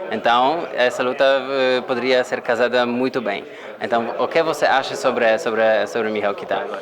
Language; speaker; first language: Portuguese; non-native, fluent; Polish